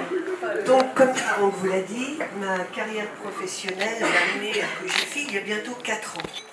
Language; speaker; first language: French; native; French